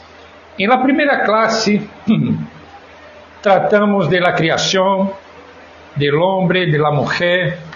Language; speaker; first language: Spanish; non-native, fluent; Portuguese